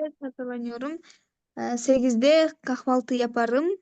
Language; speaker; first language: Turkish; non-native, learner; Kyrgyz